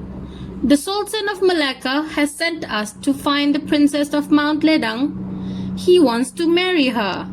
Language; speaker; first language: English; non-native, local second language; Malay